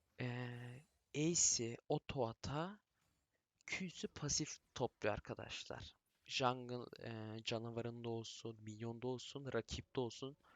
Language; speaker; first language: Turkish; early bilingual, heritage; Turkish